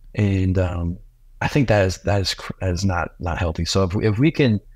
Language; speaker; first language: English; native; English